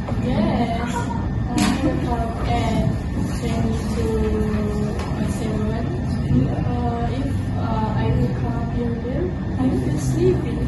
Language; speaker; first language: English; non-native, learner; Indonesian